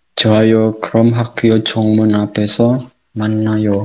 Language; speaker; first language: Korean; non-native, learner; Indonesian